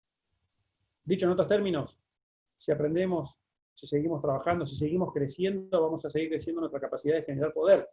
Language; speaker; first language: Spanish; native; Spanish